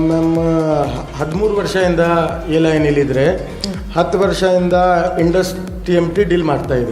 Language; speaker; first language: Kannada; non-native, learner; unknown